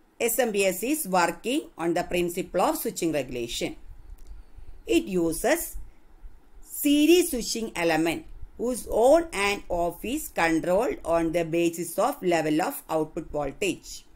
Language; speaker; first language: English; non-native, local second language; Malayalam